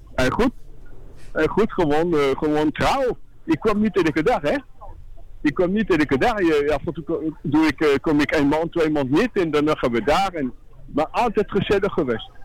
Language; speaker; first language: Dutch; non-native, fluent; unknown